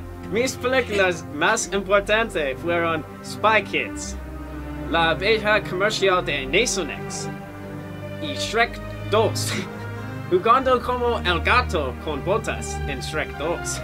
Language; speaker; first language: Spanish; non-native, learner; English